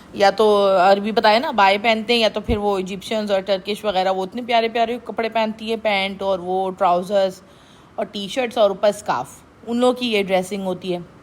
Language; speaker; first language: Urdu; native; Urdu